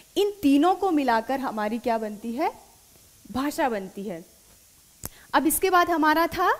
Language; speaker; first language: Hindi; native; Hindi